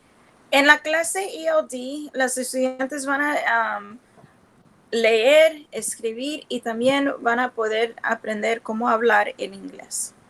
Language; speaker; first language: Spanish; early bilingual, heritage; Spanish